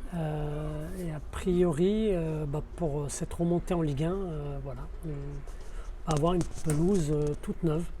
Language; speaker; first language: French; early bilingual, other home language; Arabic